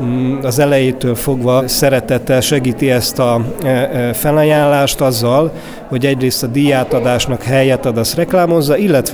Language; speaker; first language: Hungarian; native; Hungarian